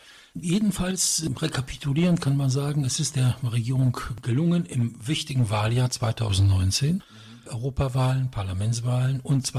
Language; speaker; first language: German; non-native, fluent; Polish